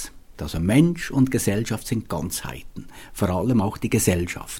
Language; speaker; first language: German; native; German